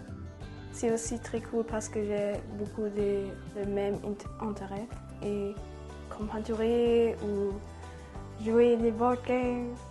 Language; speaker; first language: French; non-native, learner; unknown